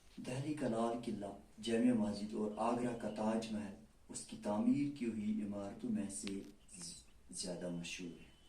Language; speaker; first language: Urdu; non-native, local second language; Kashmiri